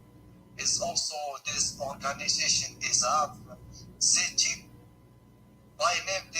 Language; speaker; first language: English; non-native, learner; Arabic